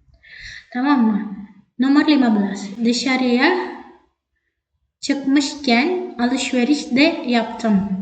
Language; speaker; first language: Turkish; non-native, fluent; Indonesian